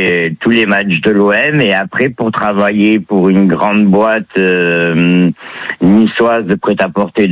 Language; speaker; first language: French; native; French